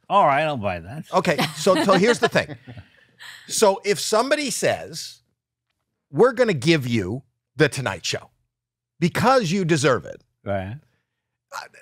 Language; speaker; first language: English; native; English